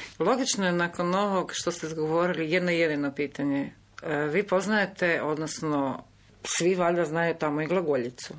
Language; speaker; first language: Croatian; native; Croatian